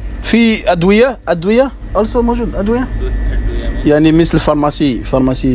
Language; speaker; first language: Arabic; non-native, learner; French